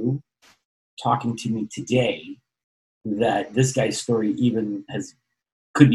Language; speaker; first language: English; native; English